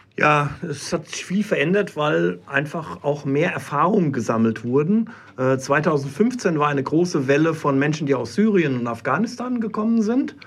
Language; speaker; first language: German; native; German